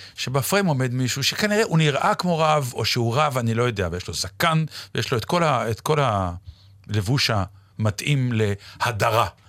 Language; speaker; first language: Hebrew; native; Hebrew